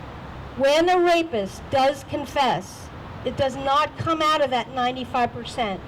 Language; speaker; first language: English; native; English